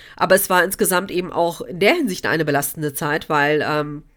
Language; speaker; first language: German; native; German